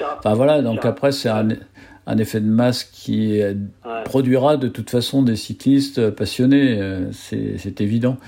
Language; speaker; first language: French; native; French